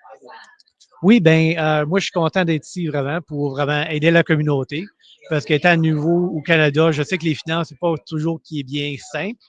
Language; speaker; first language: French; native; French